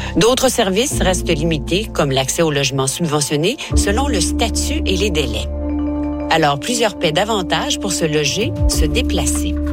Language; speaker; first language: French; native; French